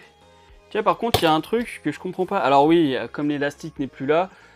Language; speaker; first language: French; native; French